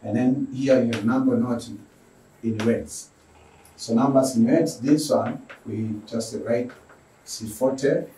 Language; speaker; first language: English; non-native, local second language; Swahili